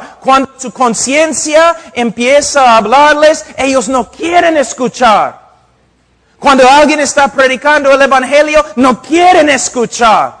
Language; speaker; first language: Spanish; non-native, fluent; English